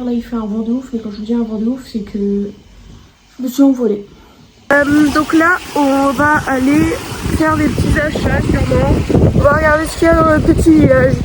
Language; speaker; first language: French; native; French